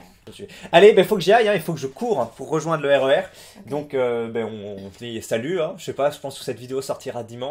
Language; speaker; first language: French; native; French